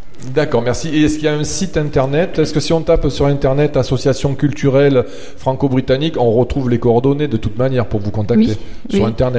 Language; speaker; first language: French; native; French